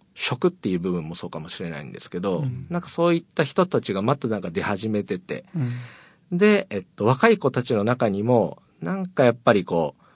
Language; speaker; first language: Japanese; native; Japanese